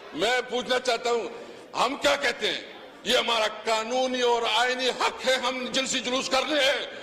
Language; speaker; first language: Urdu; non-native, local second language; Pashto